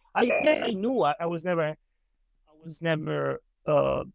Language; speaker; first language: English; non-native, fluent; Italian